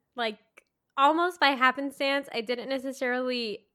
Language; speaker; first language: English; native; English